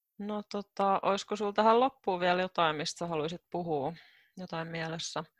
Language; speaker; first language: Finnish; native; Finnish